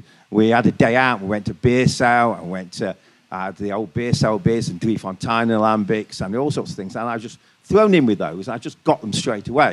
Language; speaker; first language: English; native; English